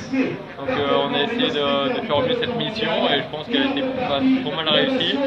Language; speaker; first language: French; native; French